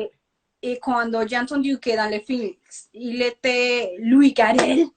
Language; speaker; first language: French; non-native, fluent; Spanish